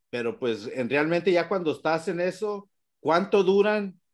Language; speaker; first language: Spanish; early bilingual, heritage; Spanish